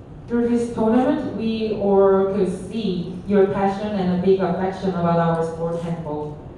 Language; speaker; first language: English; non-native, fluent; Korean